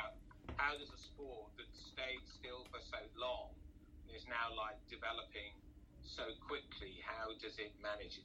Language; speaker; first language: English; native; English